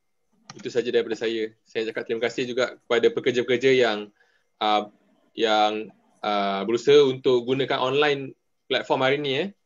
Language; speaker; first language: Malay; native; Malay